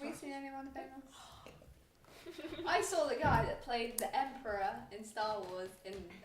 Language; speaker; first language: English; native; English